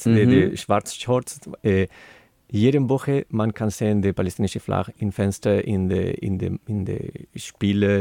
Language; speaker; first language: German; non-native, learner; Spanish